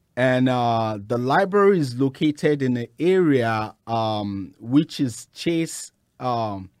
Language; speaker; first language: English; non-native, local second language; Yoruba